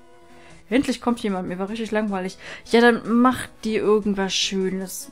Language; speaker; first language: German; native; German